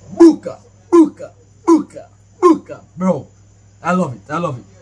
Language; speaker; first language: English; non-native, local second language; Jamaican Creole English